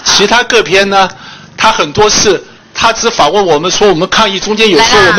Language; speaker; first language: Chinese; native; Chinese